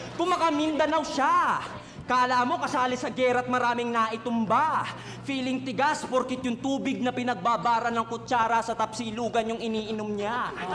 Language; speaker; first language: Filipino; native; Filipino